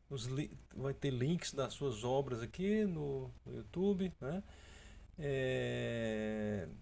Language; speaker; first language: Portuguese; native; Portuguese